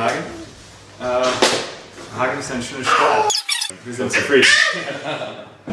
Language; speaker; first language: German; non-native, learner; English